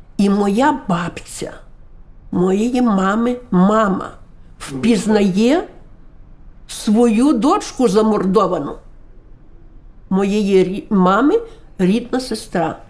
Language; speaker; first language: Ukrainian; native; Ukrainian